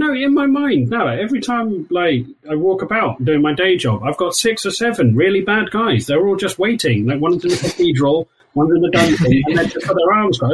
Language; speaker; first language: English; native; English